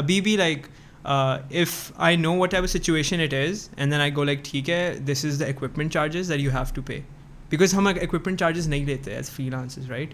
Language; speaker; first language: English; early bilingual, other home language; Urdu